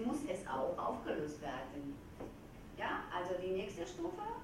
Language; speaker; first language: German; non-native, fluent; Georgian